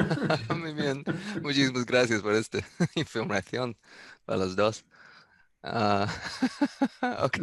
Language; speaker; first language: Spanish; non-native, learner; English